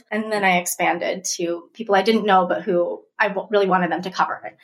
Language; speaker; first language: English; early bilingual, other home language; Russian